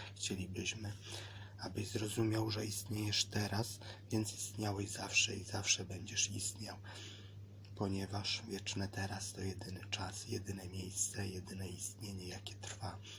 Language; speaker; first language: Polish; native; Polish